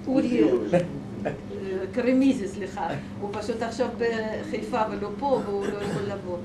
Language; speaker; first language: Hebrew; non-native, fluent; Russian